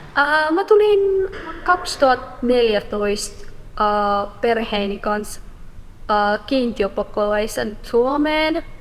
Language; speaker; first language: Finnish; non-native, fluent; Persian